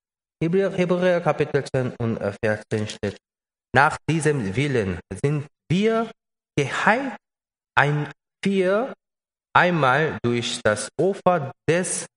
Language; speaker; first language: German; non-native, learner; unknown